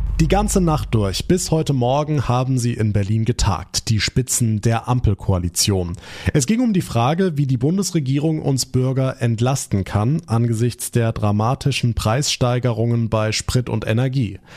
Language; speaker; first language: German; native; German